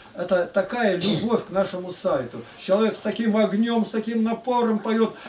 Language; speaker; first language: Russian; native; Russian